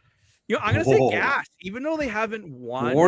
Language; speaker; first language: English; native; English